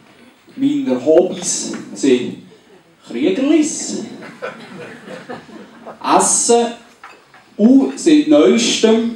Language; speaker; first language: German; native; German